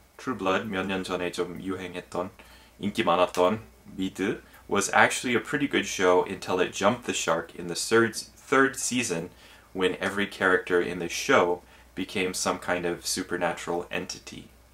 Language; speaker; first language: English; native; English